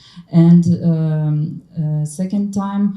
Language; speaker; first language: English; non-native, learner; Ukrainian